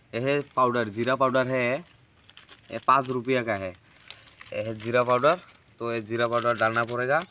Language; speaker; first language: Hindi; non-native, local second language; Assamese